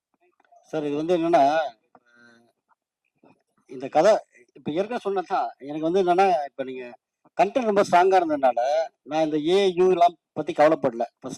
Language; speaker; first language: Tamil; native; Tamil